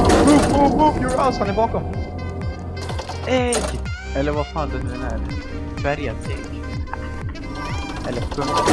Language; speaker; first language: Swedish; native; Swedish